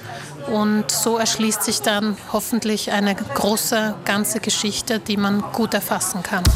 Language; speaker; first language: German; early bilingual, other home language; Slovak